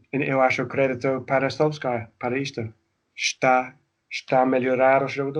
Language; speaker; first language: Portuguese; non-native, fluent; English